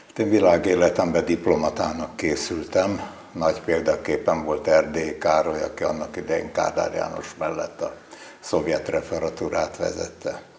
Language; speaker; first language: Hungarian; native; Hungarian